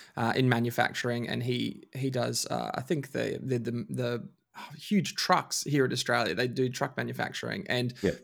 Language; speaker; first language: English; native; English